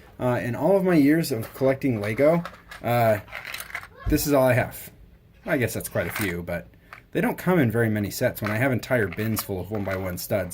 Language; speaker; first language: English; native; English